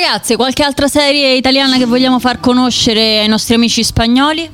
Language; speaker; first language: Italian; native; Italian